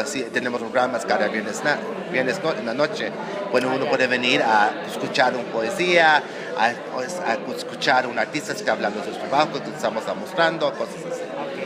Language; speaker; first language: Spanish; non-native, learner; English